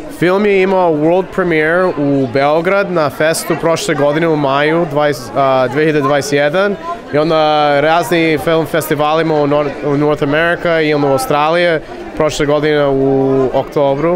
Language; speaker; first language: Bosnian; early bilingual, heritage; Serbian